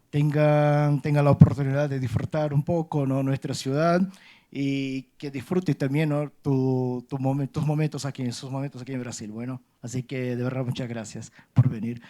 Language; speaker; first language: Spanish; non-native, fluent; Portuguese